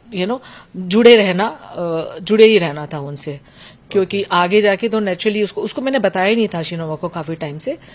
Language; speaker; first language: Hindi; native; Hindi